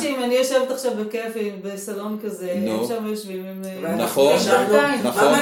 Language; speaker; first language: Hebrew; native; Hebrew